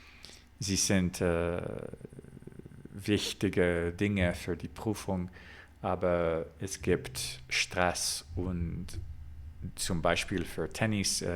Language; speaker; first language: German; non-native, learner; English